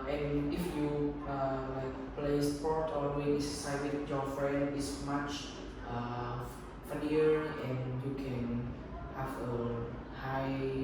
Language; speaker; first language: English; non-native, learner; Vietnamese